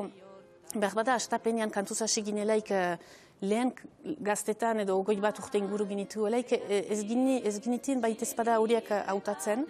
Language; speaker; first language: Basque; native; Basque